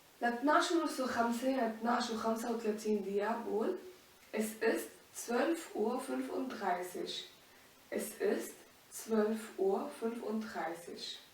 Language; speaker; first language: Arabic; native; Arabic